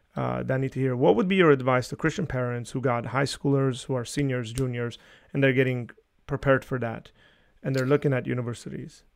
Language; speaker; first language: English; early bilingual, other home language; Armenian